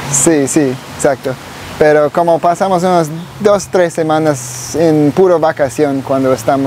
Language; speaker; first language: Spanish; non-native, learner; English